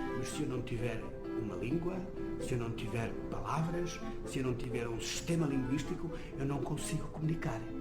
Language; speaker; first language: Portuguese; non-native, local second language; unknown